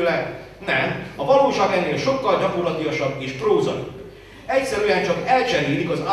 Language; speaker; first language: Hungarian; native; Hungarian